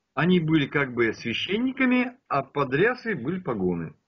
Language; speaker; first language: Russian; native; Russian